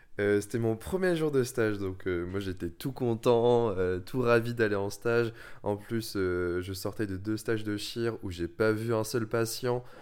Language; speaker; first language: French; early bilingual, other home language; Vietnamese